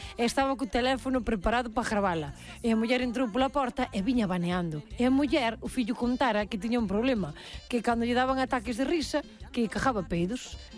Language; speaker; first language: Galician; native; Galician